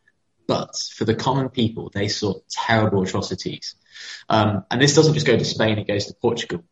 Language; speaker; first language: English; native; English